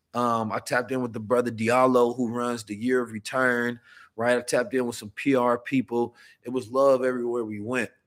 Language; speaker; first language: English; native; English